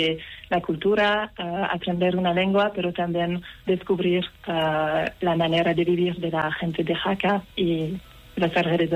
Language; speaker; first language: Spanish; non-native, learner; Dutch